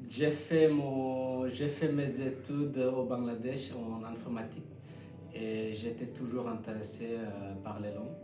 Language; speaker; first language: French; non-native, fluent; Bangla